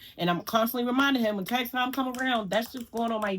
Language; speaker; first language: English; native; English